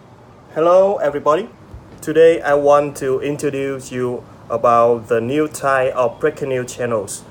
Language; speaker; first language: English; non-native, learner; Vietnamese